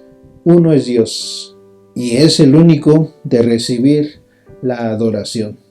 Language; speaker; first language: Spanish; native; Spanish